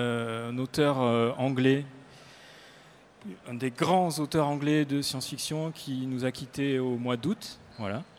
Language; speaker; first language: French; native; French